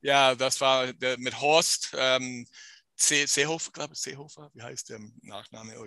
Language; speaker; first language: German; non-native, fluent; English